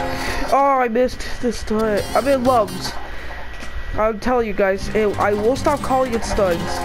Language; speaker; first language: English; native; English